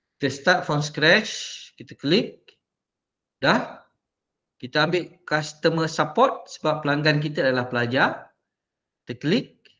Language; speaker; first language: Malay; native; Malay